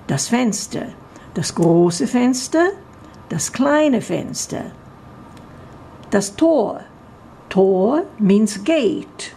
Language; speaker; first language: German; non-native, fluent; Portuguese